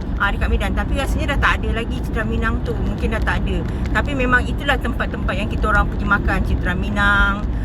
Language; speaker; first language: Malay; native; Malay